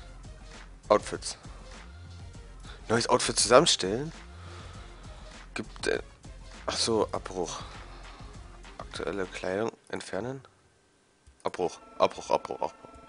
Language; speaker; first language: German; native; German